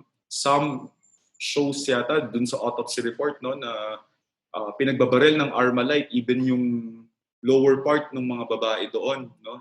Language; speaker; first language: Filipino; native; Filipino